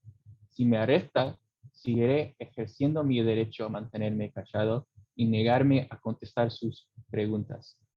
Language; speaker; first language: Spanish; early bilingual, heritage; English